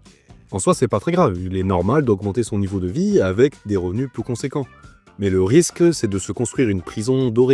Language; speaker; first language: French; native; French